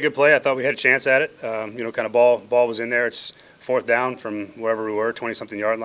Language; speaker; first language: English; native; English